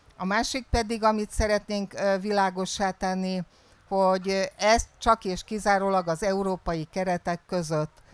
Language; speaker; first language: Hungarian; native; Hungarian